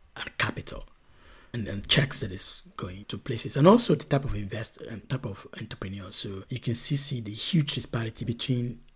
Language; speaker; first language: English; non-native, local second language; Yoruba